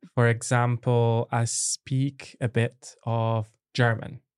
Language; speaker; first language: English; non-native, fluent; Italian